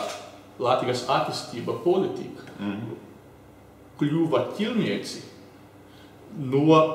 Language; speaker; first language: Latvian; early bilingual, heritage; Latvian